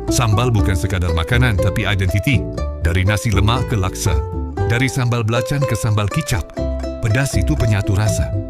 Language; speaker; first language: Malay; native; Malay